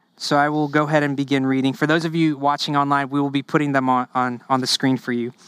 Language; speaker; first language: English; early bilingual, other home language; Spanish